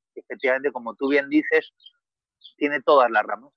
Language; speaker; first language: Spanish; native; Spanish